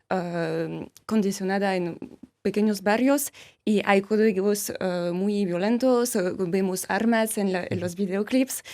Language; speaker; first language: Spanish; non-native, fluent; French